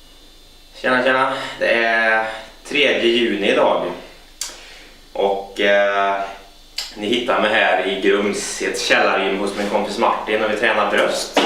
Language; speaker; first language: Swedish; native; Swedish